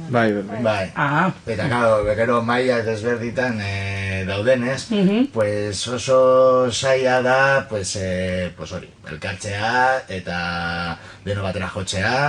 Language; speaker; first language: Basque; non-native, local second language; Spanish